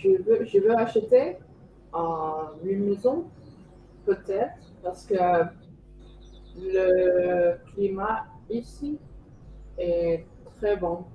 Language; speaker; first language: French; non-native, learner; Chinese